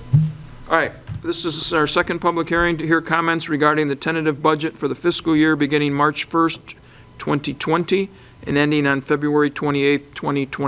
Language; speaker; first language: English; native; English